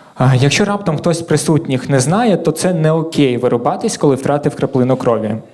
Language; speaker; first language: Ukrainian; native; Ukrainian